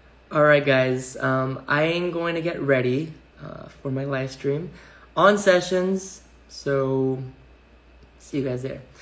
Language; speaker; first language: English; early bilingual, other home language; Korean